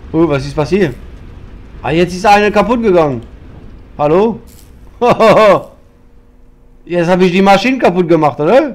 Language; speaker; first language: German; non-native, fluent; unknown